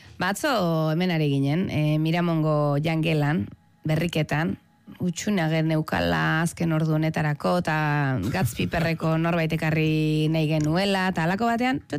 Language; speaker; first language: Basque; native; Basque